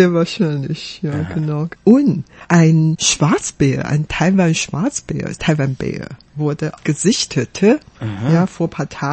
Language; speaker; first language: German; non-native, fluent; Chinese